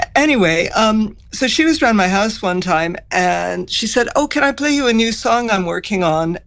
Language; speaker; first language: English; native; English